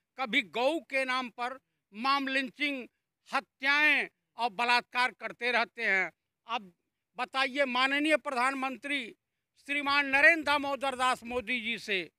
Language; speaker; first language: Hindi; native; Hindi